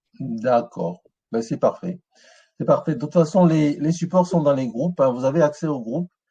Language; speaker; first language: French; non-native, local second language; Ewe